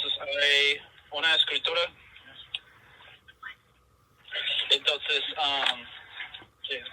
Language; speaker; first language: Spanish; non-native, fluent; English